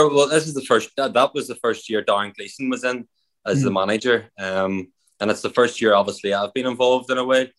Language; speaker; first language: English; native; English